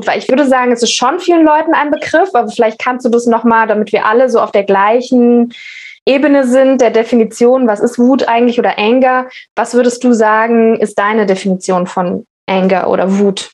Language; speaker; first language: German; native; German